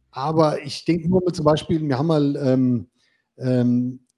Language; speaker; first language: German; native; German